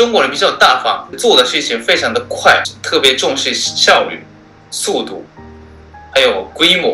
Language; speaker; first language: Chinese; non-native, fluent; Japanese